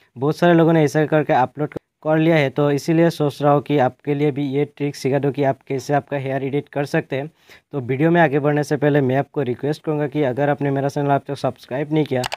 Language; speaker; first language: Hindi; non-native, local second language; Assamese